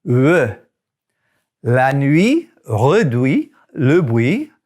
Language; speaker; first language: French; non-native, fluent; English